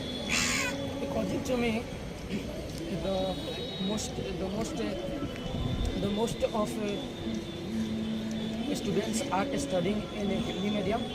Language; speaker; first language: English; non-native, learner; Hindi